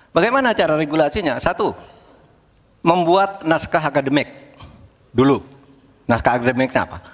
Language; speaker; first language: Indonesian; native; Indonesian